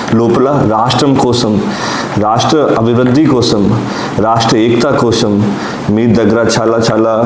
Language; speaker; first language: Telugu; non-native, learner; Hindi